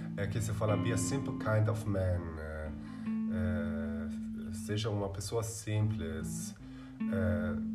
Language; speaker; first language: Portuguese; non-native, fluent; German